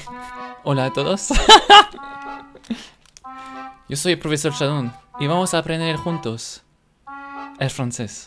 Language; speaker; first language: Spanish; non-native, fluent; French